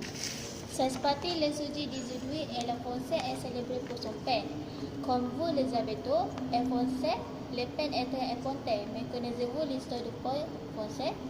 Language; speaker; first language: French; non-native, learner; Malay